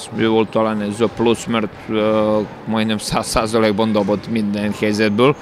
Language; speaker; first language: Hungarian; non-native, learner; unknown